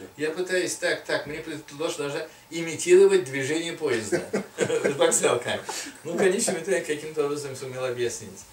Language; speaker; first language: Russian; non-native, local second language; Tatar